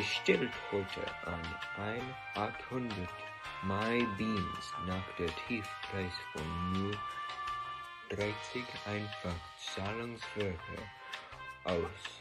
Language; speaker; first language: German; non-native, learner; English